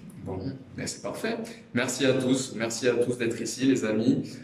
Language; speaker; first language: French; native; French